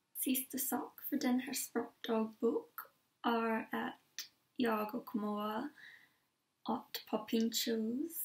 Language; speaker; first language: Swedish; non-native, learner; English